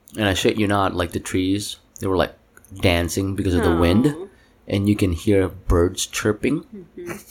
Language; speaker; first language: English; non-native, local second language; Cebuano